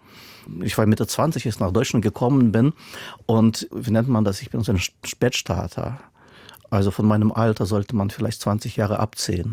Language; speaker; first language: German; non-native, fluent; Russian